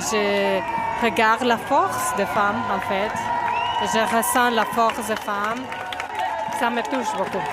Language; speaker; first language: French; non-native, fluent; Spanish